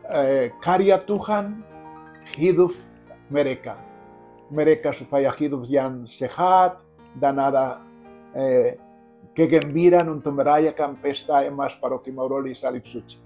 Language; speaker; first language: Indonesian; non-native, fluent; Spanish